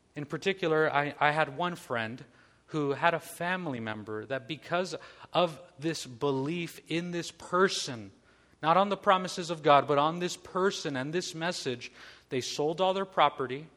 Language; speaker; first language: English; native; English